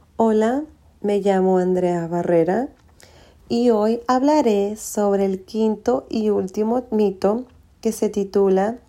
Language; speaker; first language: Spanish; early bilingual, heritage; Spanish